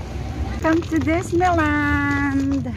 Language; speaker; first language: English; non-native, local second language; Filipino